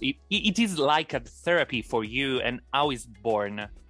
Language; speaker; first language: English; non-native, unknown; Italian